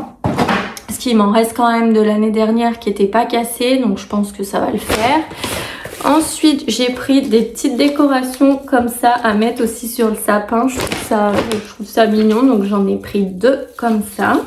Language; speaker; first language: French; native; French